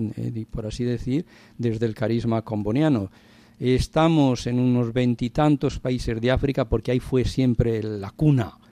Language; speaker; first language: Spanish; native; Spanish